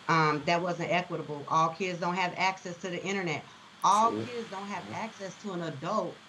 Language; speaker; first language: English; native; English